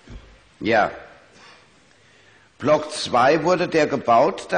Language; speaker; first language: German; native; German